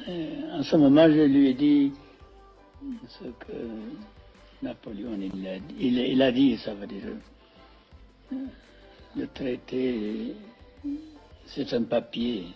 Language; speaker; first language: French; non-native, fluent; Amharic